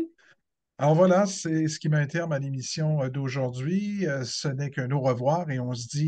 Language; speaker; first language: French; native; French